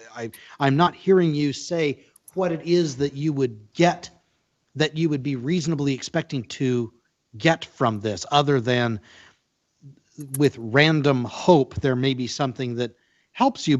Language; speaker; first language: English; native; English